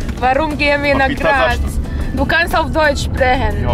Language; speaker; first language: German; non-native, fluent; Bosnian